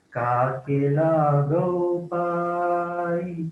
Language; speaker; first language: Hindi; non-native, local second language; Telugu